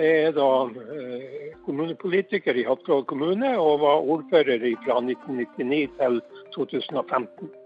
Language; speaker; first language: Norwegian; native; Norwegian